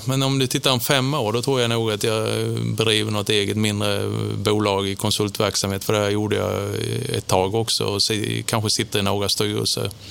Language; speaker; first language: Swedish; native; Swedish